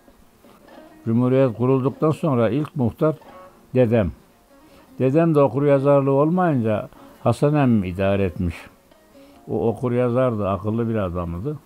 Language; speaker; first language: Turkish; native; Turkish